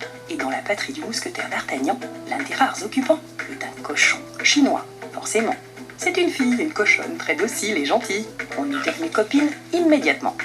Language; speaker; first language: French; native; French